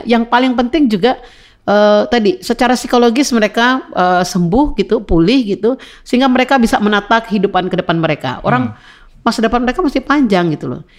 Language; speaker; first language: Indonesian; native; Indonesian